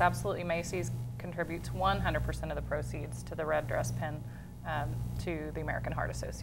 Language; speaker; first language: English; native; English